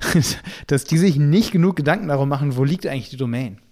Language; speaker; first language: German; native; German